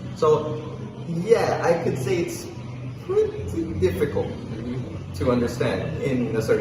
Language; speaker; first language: English; non-native, local second language; Filipino